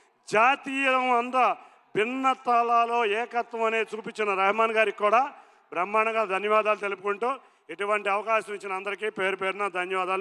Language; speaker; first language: Telugu; native; Telugu